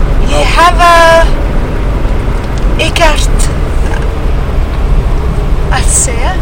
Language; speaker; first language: Icelandic; non-native, learner; English